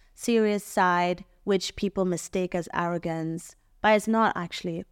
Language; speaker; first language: English; non-native, local second language; German